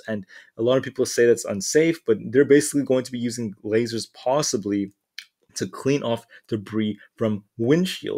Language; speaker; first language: English; native; English